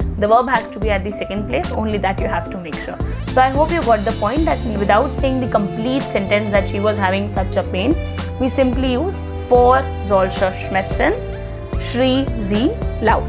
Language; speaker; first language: English; non-native, local second language; Hindi